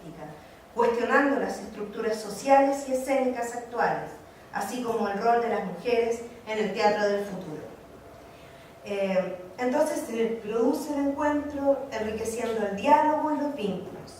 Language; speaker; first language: Spanish; native; Spanish